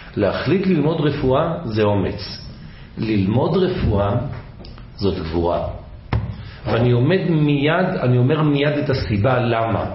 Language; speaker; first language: Hebrew; native; Hebrew